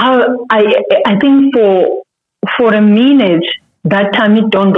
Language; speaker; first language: English; non-native, local second language; Xhosa